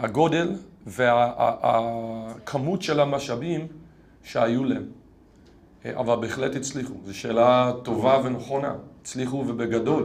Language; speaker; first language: Hebrew; non-native, fluent; English